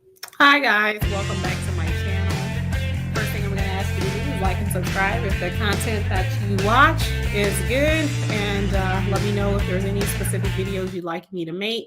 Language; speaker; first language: English; native; English